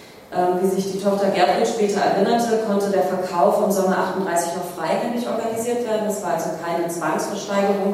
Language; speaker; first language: German; native; German